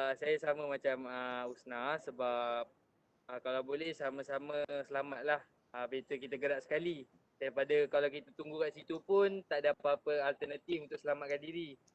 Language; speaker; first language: Malay; non-native, local second language; Tamil